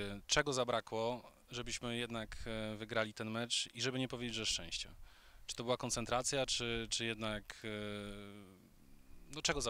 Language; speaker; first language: Polish; native; Polish